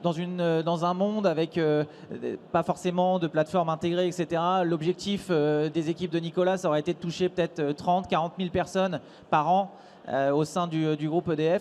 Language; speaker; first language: French; native; French